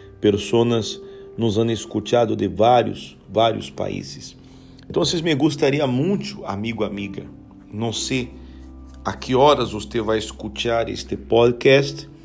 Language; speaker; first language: Portuguese; non-native, learner; Spanish